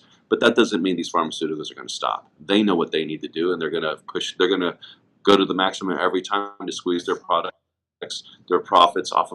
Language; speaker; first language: English; native; English